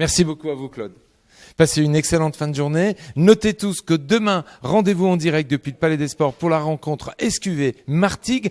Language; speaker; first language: French; native; French